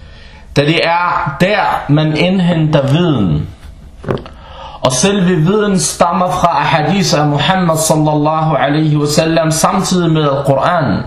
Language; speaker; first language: Danish; early bilingual, other home language; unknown